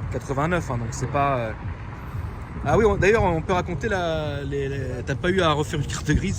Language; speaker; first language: French; native; French